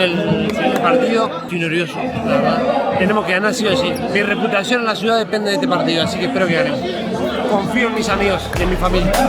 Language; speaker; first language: Spanish; native; Spanish